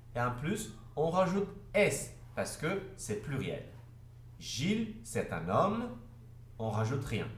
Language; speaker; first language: French; non-native, fluent; Turkish